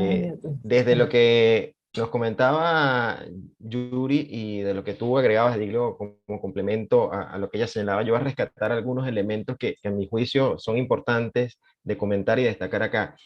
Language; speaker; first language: Spanish; native; Spanish